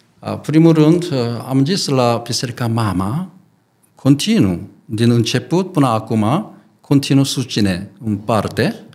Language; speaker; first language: Romanian; non-native, learner; Korean